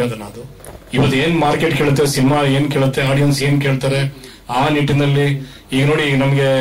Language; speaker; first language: Kannada; native; Kannada